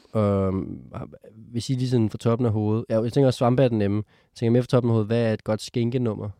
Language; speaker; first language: Danish; native; Danish